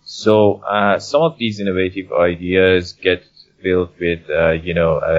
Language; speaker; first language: English; non-native, fluent; Persian